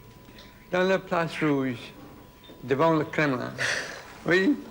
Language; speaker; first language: French; non-native, fluent; English